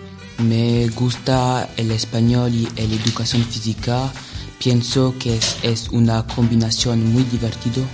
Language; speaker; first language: Spanish; non-native, learner; French